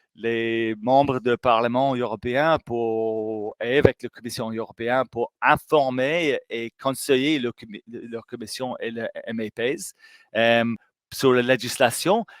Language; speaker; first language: French; non-native, fluent; English